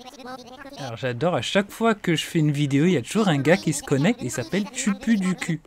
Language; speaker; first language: French; native; French